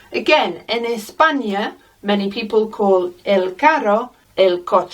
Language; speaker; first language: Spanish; non-native, fluent; English